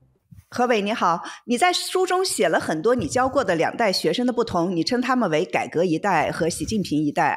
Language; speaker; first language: Chinese; native; Chinese